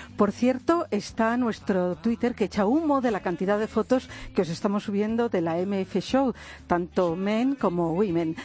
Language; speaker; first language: Spanish; native; Spanish